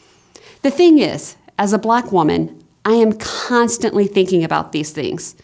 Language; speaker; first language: English; native; English